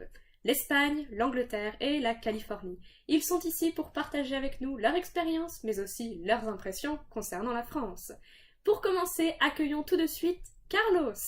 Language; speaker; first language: French; native; French